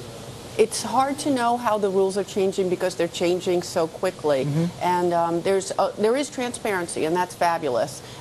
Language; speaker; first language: English; native; English